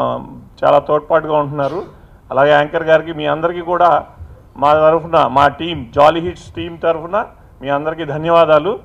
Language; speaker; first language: Telugu; native; Telugu